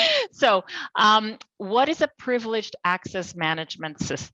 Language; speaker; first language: English; non-native, fluent; Polish